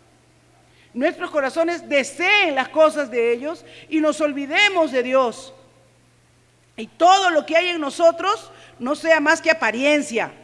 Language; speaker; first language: Spanish; native; Spanish